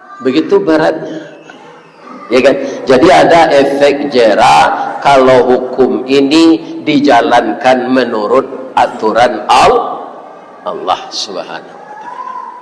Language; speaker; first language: Malay; non-native, local second language; Minangkabau